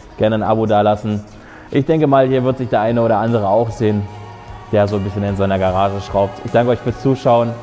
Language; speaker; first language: German; early bilingual, other home language; Polish